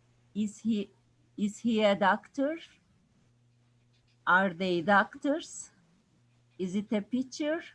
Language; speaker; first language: English; non-native, learner; Turkish